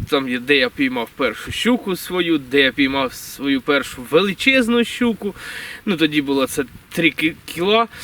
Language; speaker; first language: Ukrainian; native; Ukrainian